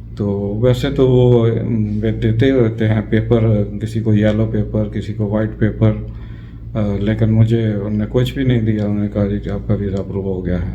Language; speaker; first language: Urdu; non-native, local second language; Punjabi